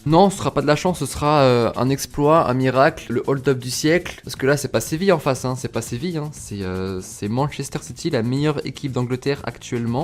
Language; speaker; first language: French; native; French